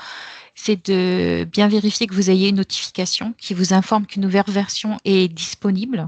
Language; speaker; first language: French; native; French